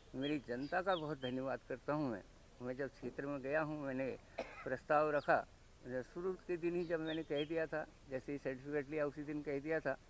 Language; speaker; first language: Hindi; native; Hindi